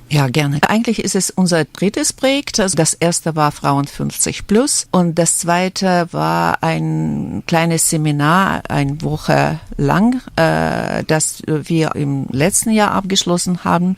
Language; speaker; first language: German; non-native, fluent; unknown